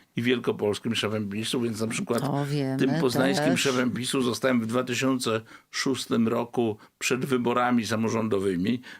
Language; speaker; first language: Polish; native; Polish